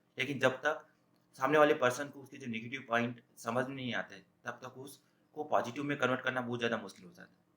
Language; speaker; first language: Hindi; native; Hindi